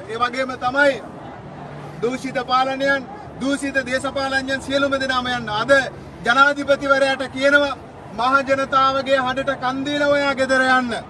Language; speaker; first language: Sinhala; non-native, local second language; Tamil